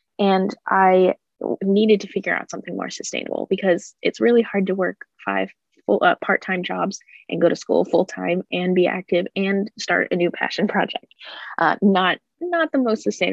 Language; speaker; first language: English; native; English